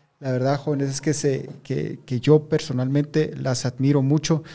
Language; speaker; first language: Spanish; native; Spanish